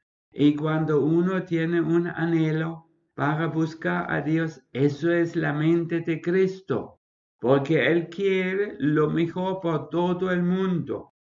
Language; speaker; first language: Spanish; non-native, fluent; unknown